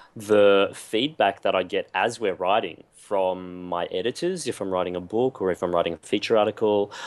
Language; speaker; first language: English; native; English